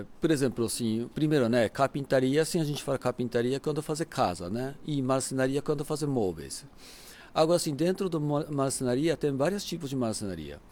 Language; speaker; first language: Portuguese; non-native, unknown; Japanese